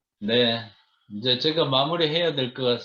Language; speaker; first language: Korean; native; Korean